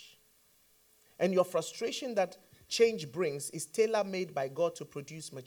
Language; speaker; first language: English; non-native, local second language; Akan